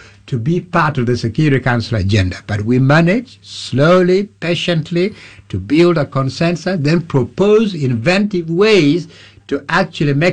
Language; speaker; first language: English; non-native, local second language; Acoli